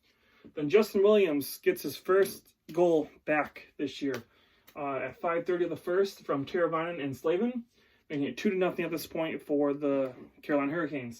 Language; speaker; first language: English; native; English